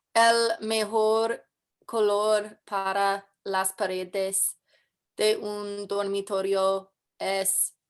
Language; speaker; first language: Spanish; non-native, learner; English